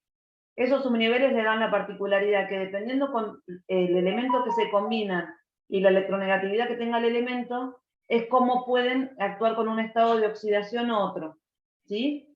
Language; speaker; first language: Spanish; native; Spanish